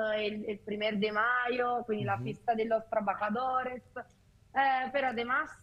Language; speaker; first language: Spanish; non-native, fluent; Italian